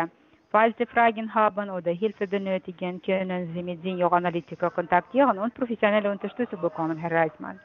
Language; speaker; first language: German; non-native, fluent; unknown